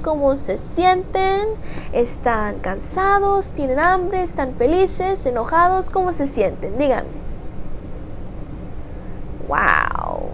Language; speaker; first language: Spanish; early bilingual, heritage; Spanish